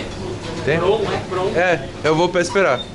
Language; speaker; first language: Portuguese; non-native, learner; English